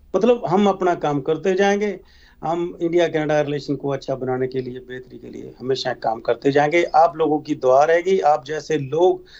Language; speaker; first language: Hindi; native; Hindi